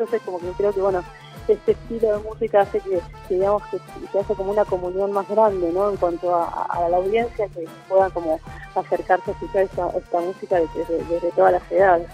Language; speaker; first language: Spanish; native; Spanish